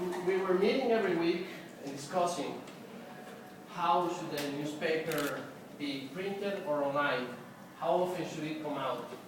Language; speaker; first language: English; non-native, fluent; Spanish